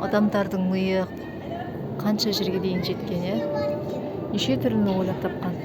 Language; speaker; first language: Kazakh; native; Kazakh